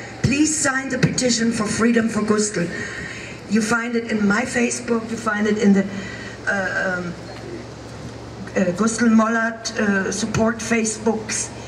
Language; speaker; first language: English; non-native, fluent; German